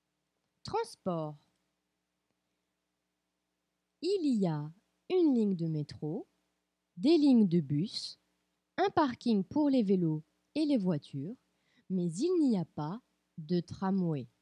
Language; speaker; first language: French; non-native, fluent; Portuguese